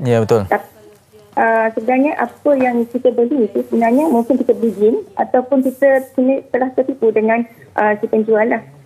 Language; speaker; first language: Malay; native; Malay